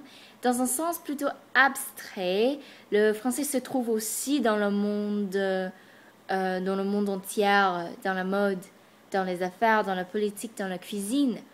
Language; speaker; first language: French; non-native, fluent; English